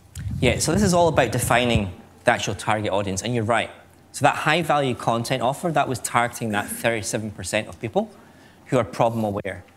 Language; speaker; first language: English; native; English